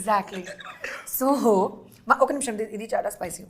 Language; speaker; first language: Telugu; non-native, learner; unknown